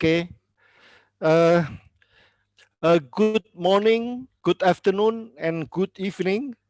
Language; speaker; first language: English; non-native, learner; Indonesian